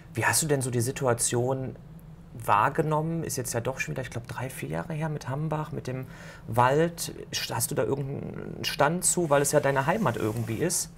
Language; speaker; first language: German; native; German